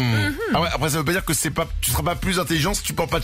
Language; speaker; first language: French; native; French